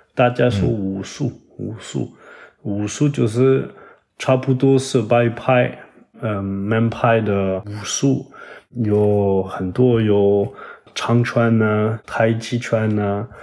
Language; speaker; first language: Chinese; non-native, learner; French